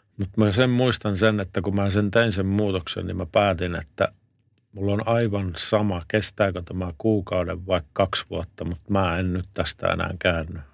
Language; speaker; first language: Finnish; native; Finnish